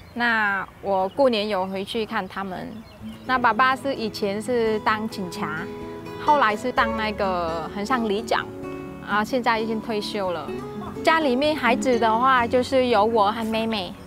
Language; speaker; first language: Chinese; non-native, fluent; Vietnamese